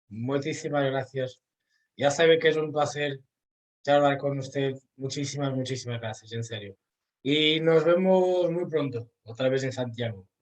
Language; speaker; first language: Spanish; non-native, fluent; Portuguese